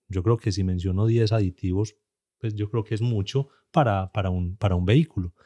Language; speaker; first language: Spanish; native; Spanish